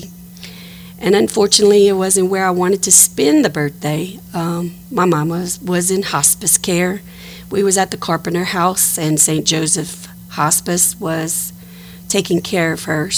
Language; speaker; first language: English; native; English